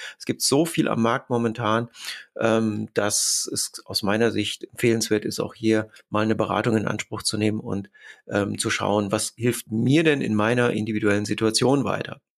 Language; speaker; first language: German; native; German